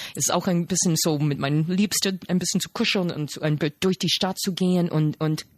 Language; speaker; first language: German; non-native, fluent; English